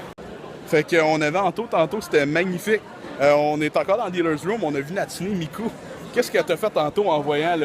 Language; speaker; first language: French; native; French